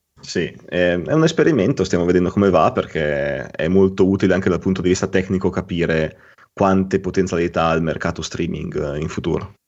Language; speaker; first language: Italian; native; Italian